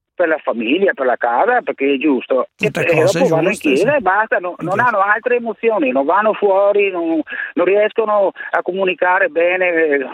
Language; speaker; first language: Italian; native; Italian